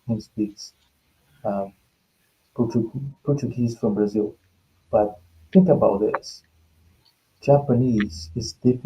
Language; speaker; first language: English; non-native, fluent; Portuguese